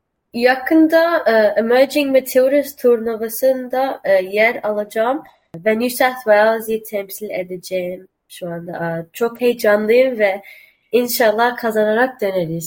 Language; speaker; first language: Turkish; early bilingual, heritage; Turkish